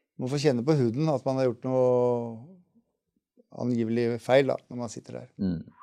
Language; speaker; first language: Norwegian; native; Norwegian